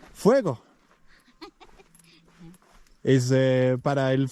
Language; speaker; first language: Spanish; non-native, learner; English